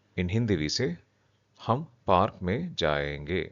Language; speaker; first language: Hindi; non-native, local second language; Kannada